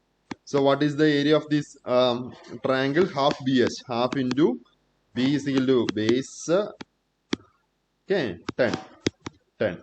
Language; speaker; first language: English; non-native, local second language; Malayalam